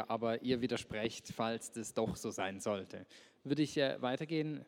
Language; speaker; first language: German; native; German